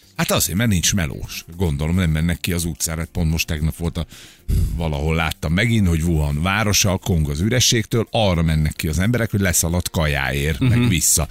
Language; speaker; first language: Hungarian; native; Hungarian